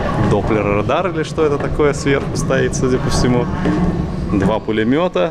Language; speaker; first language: Russian; native; Russian